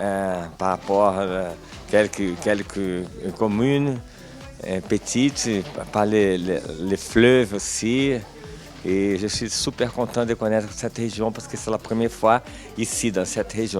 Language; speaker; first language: French; non-native, fluent; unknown